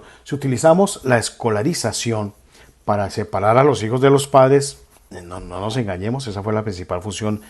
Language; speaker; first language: Spanish; native; Spanish